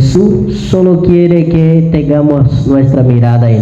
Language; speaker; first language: Spanish; native; Spanish